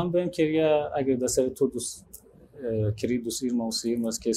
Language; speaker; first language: Portuguese; non-native, learner; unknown